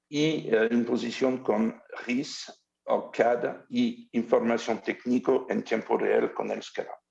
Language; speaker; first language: Spanish; non-native, learner; French